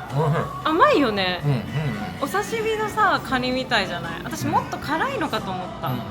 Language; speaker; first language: Japanese; native; Japanese